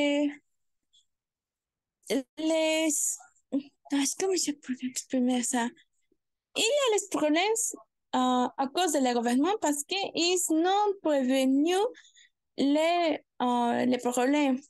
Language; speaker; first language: French; non-native, learner; Spanish